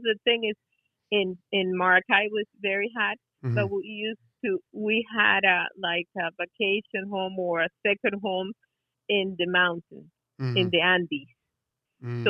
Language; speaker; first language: English; non-native, fluent; Spanish